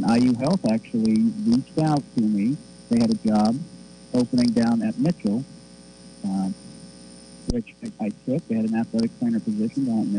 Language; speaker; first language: English; native; English